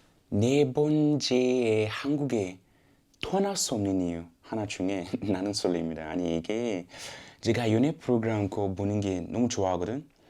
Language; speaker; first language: Korean; non-native, fluent; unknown